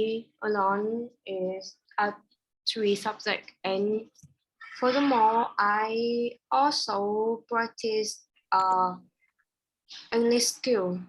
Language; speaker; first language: English; non-native, learner; Vietnamese